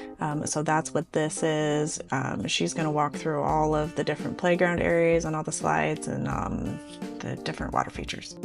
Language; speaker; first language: English; native; English